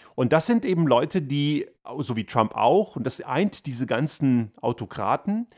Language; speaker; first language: German; early bilingual, other home language; Croatian